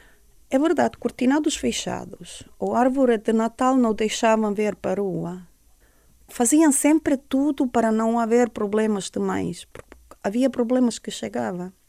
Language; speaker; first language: Portuguese; non-native, fluent; Estonian